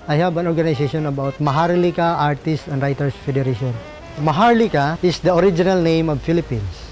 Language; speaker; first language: English; non-native, local second language; Waray